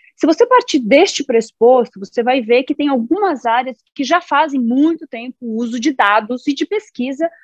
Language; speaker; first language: Portuguese; native; Portuguese